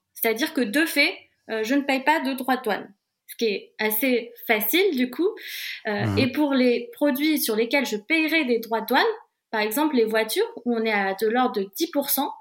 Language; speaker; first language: French; native; French